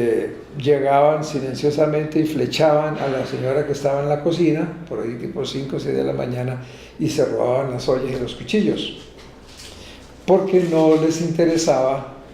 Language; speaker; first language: Spanish; native; Spanish